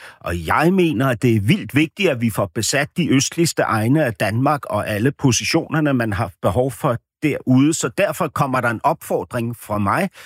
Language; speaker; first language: Danish; native; Danish